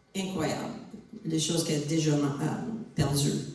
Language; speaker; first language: French; non-native, learner; English